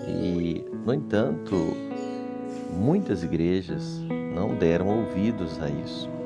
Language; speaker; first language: Portuguese; native; Portuguese